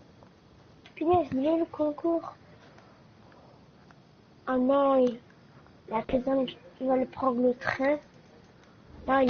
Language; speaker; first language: French; native; French